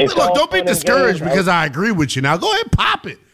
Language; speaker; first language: English; native; English